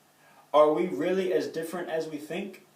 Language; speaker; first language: English; native; English